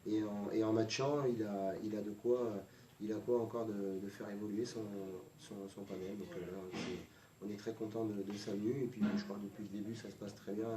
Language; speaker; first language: French; native; French